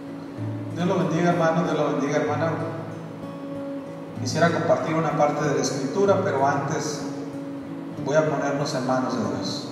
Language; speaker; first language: Spanish; native; Spanish